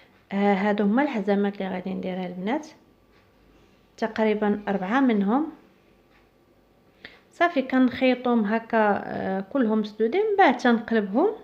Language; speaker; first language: Arabic; native; Arabic